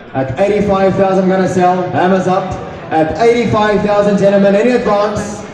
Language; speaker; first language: English; non-native, local second language; Afrikaans